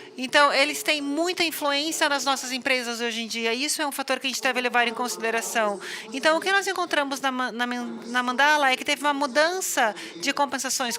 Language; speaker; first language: Portuguese; non-native, fluent; English